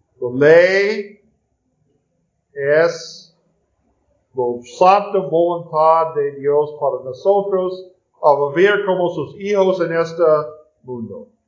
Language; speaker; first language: Spanish; non-native, learner; English